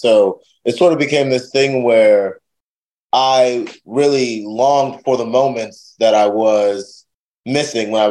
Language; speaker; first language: English; native; English